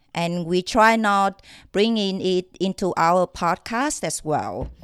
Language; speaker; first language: English; non-native, fluent; Vietnamese